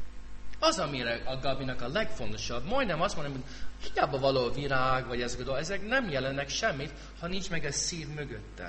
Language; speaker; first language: Hungarian; non-native, fluent; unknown